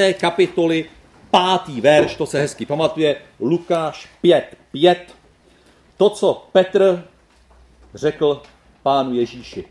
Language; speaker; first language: Czech; native; Czech